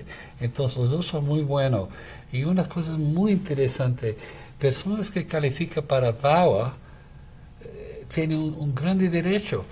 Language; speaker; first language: Spanish; non-native, fluent; Portuguese